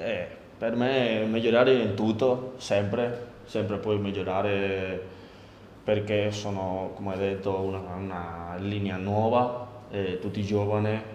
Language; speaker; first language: Italian; non-native, learner; Spanish